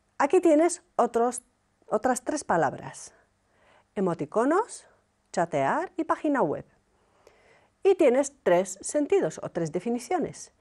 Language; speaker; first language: Spanish; non-native, fluent; Arabic